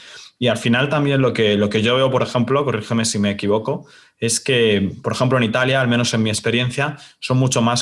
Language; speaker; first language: Spanish; native; Spanish